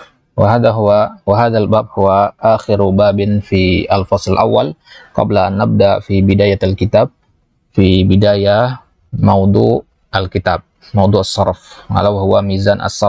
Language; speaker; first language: Arabic; non-native, fluent; Indonesian